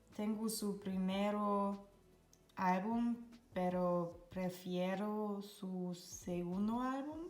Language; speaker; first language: Spanish; non-native, learner; English